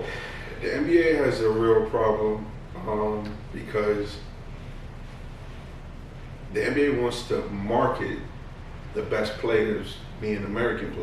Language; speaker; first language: English; native; English